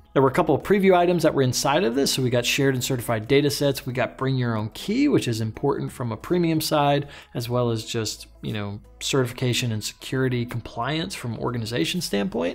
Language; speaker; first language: English; native; English